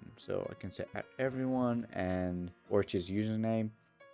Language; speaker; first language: English; native; English